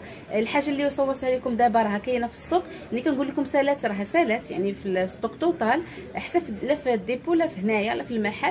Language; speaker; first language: Arabic; native; Arabic